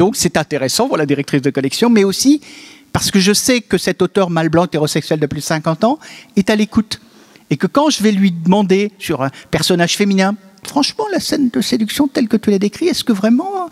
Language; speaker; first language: French; native; French